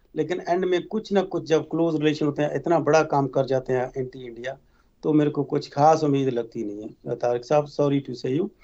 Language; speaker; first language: Hindi; native; Hindi